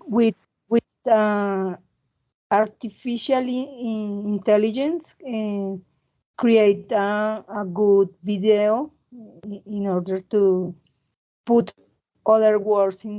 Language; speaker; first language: English; non-native, learner; Spanish